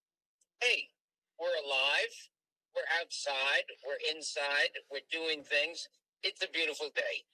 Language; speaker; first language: English; native; English